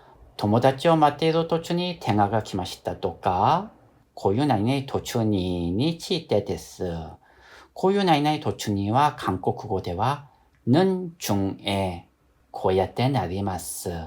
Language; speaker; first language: Japanese; non-native, fluent; Korean